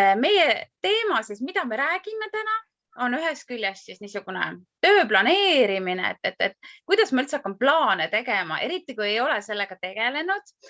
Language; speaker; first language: Estonian; native; Estonian